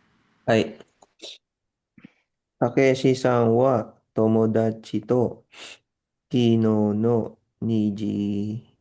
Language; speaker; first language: Japanese; non-native, learner; Filipino